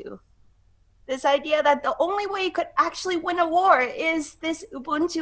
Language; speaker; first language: English; non-native, local second language; Cantonese